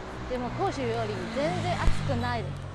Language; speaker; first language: Japanese; non-native, fluent; Chinese